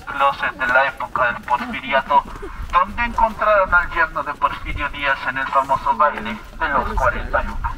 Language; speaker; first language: Spanish; native; Spanish